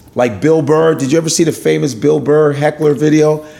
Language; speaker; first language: English; native; English